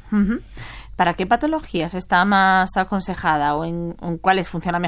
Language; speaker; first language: Spanish; native; Spanish